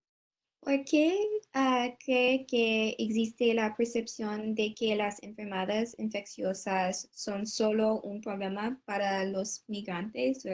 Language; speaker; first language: Spanish; non-native, learner; English